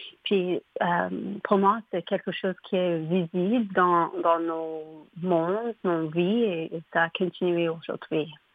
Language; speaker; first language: French; non-native, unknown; English